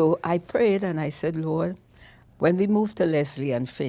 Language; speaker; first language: English; native; English